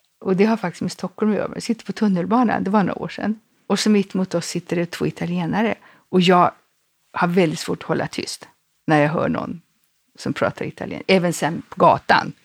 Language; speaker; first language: Swedish; native; Swedish